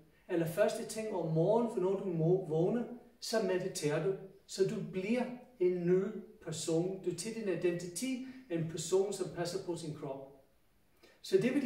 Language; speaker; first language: Danish; non-native, fluent; English